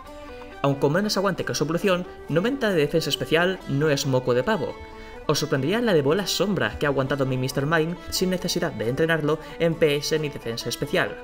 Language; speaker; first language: Spanish; native; Spanish